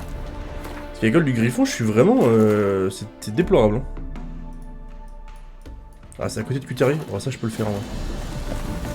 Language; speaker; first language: French; native; French